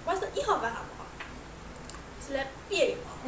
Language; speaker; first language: Finnish; native; Finnish